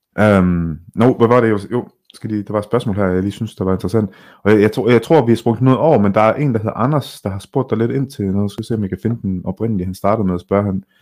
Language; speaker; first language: Danish; early bilingual, other home language; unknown